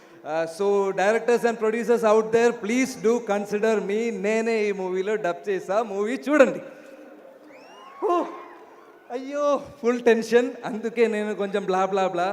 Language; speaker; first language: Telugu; non-native, learner; Malayalam